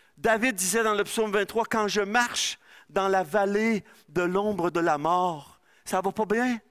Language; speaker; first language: French; native; French